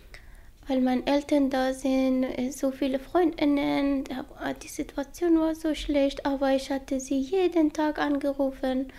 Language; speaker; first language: German; non-native, learner; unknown